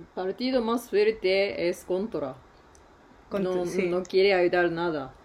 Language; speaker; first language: Spanish; non-native, learner; Japanese